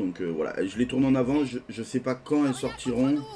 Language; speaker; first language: French; native; French